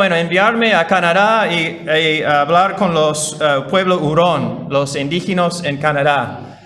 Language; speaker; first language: Spanish; non-native, fluent; English